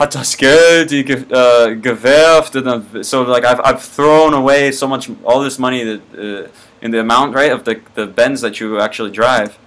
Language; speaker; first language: English; native; English